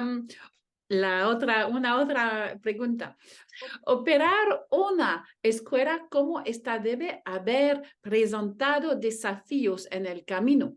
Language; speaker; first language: Spanish; non-native, learner; French